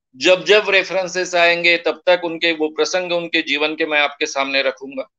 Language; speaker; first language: Hindi; non-native, local second language; Marathi